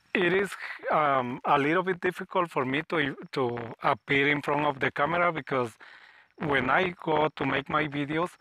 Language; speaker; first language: English; non-native, fluent; Spanish